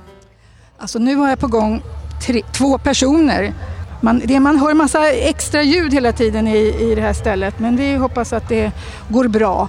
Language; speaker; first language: Swedish; native; Swedish